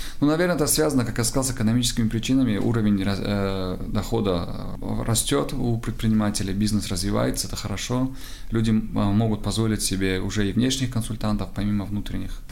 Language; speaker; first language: Russian; non-native, local second language; Tajik